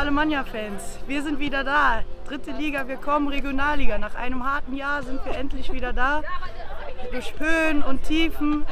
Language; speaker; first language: German; native; German